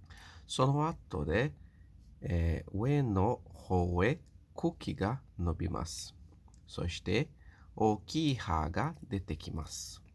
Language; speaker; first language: Japanese; non-native, local second language; Portuguese